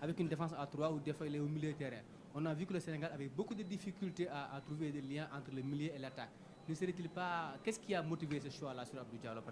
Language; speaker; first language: French; non-native, local second language; Wolof